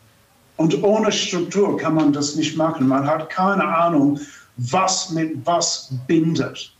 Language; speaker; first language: German; non-native, fluent; English